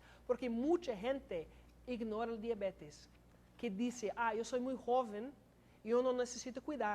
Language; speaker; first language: Spanish; non-native, learner; English